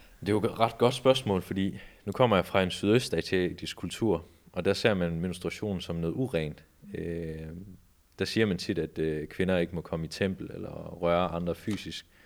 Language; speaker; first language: Danish; early bilingual, other home language; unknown